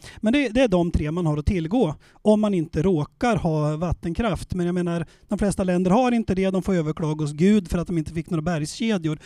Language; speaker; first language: Swedish; native; Swedish